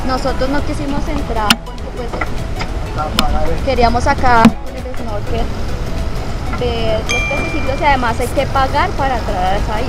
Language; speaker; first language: Spanish; native; Spanish